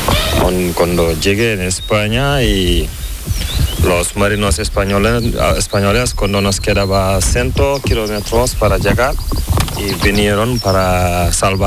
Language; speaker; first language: Spanish; non-native, learner; Fula